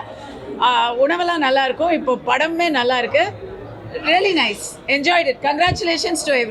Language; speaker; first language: Tamil; native; Tamil